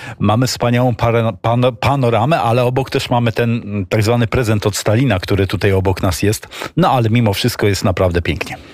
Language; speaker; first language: Polish; native; Polish